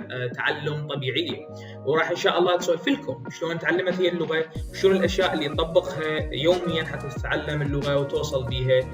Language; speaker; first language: Arabic; native; Arabic